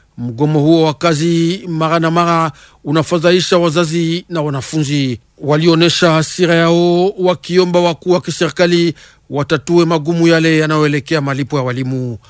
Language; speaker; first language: Swahili; native; Swahili